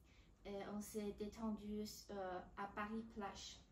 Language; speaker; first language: French; non-native, learner; Chinese